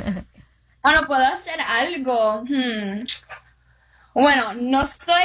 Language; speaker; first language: Spanish; early bilingual, heritage; English